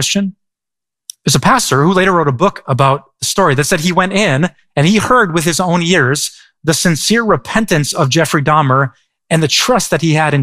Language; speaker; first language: English; native; English